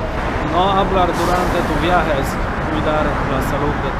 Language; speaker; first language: Spanish; non-native, learner; Polish